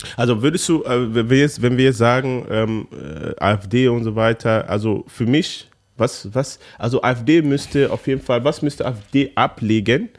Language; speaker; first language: German; early bilingual, other home language; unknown